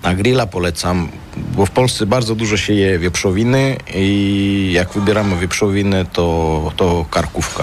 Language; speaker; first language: Polish; non-native, fluent; Armenian